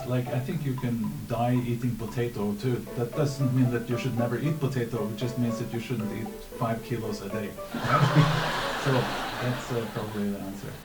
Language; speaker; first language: English; non-native, fluent; Norwegian